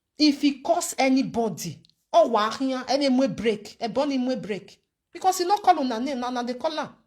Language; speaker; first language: Nigerian Pidgin; non-native, local second language; Bini